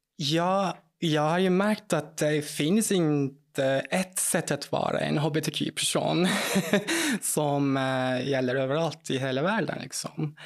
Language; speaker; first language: Swedish; non-native, fluent; Turkish